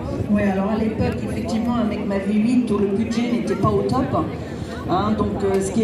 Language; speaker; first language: French; native; French